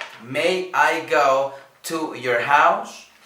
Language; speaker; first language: English; non-native, learner; Spanish